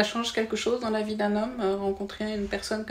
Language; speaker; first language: French; native; French